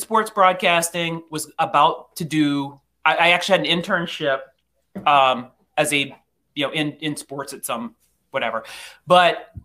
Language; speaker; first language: English; native; English